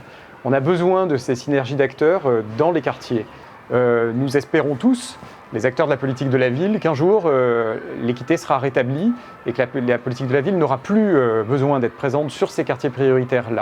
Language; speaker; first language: French; native; French